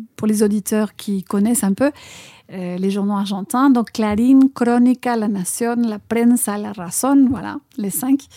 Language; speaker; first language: French; non-native, fluent; Spanish